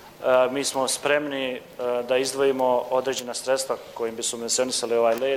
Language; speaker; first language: Croatian; native; Croatian